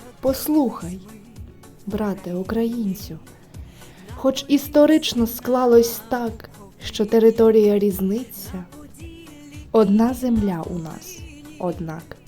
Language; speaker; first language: Ukrainian; native; Ukrainian